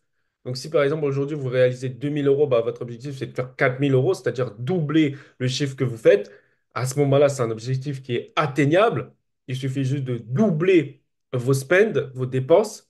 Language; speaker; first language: French; native; French